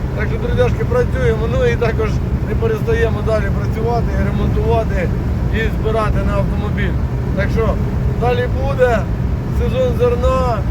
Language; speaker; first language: Ukrainian; native; Ukrainian